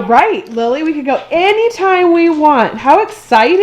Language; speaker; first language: English; native; English